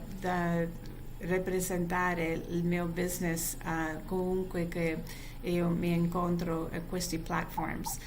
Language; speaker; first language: Italian; early bilingual, heritage; Italian